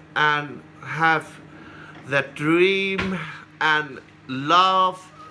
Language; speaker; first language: English; non-native, learner; Icelandic